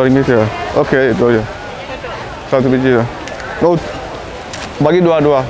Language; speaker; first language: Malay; non-native, fluent; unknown